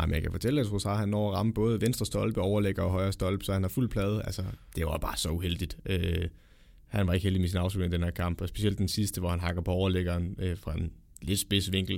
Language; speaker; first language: Danish; native; Danish